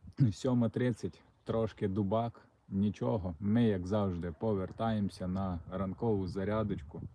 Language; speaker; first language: Ukrainian; non-native, local second language; Russian